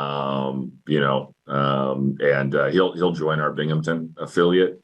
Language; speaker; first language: English; native; English